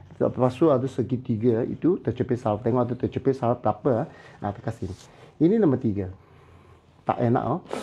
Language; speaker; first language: Malay; non-native, local second language; Chinese